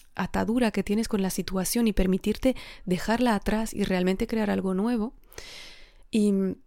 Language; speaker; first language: Spanish; non-native, fluent; French